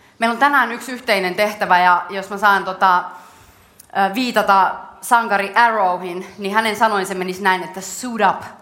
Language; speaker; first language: Finnish; native; Finnish